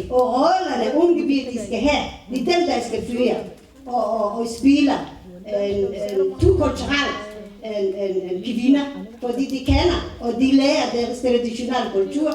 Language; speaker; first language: Danish; non-native, fluent; Somali